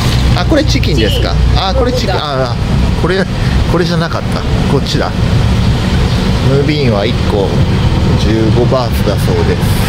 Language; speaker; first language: Japanese; native; Japanese